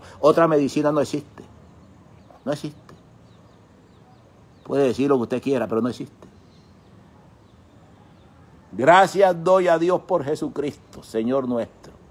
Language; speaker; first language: Spanish; native; Spanish